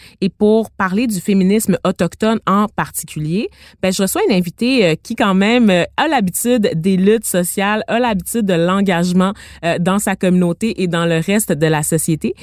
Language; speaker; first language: French; native; French